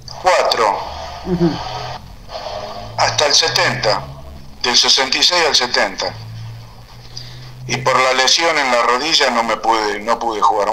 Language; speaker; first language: Spanish; native; Spanish